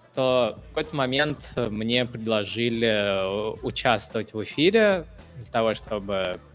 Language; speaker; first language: Russian; non-native, fluent; Hindi